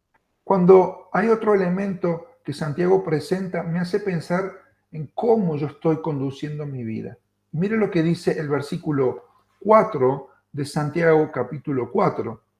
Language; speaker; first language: Spanish; native; Spanish